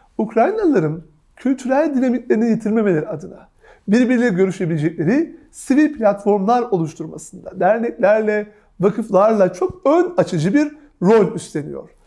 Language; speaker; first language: Turkish; native; Turkish